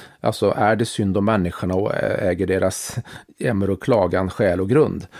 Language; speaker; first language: Swedish; native; Swedish